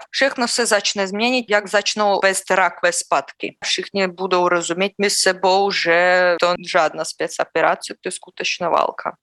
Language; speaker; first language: Czech; non-native, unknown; Russian